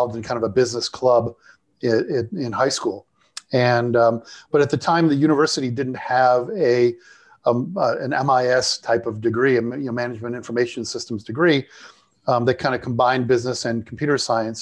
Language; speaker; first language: English; native; English